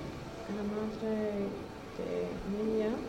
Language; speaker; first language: Spanish; non-native, learner; Swedish